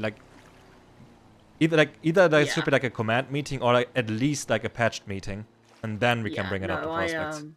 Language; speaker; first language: English; non-native, fluent; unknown